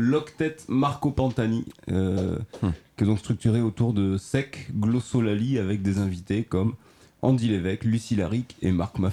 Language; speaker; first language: French; native; French